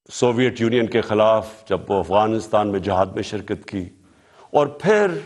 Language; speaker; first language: Urdu; native; Urdu